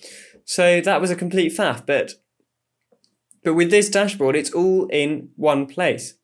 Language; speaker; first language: English; native; English